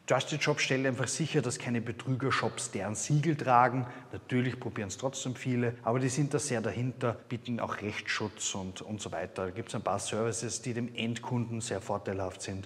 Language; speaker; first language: German; native; German